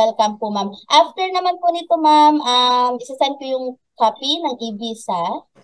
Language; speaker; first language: Filipino; native; Filipino